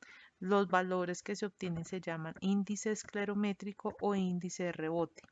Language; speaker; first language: Spanish; native; Spanish